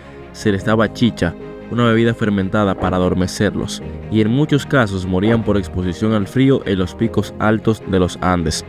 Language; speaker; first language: Spanish; native; Spanish